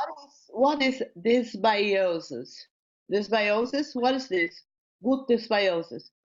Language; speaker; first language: English; non-native, learner; Portuguese